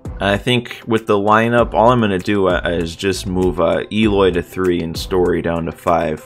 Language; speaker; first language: English; native; English